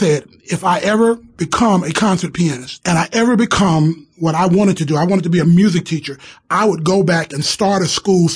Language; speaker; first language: English; native; English